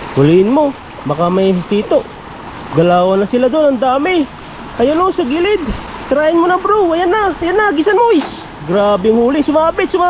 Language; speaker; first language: Filipino; native; Filipino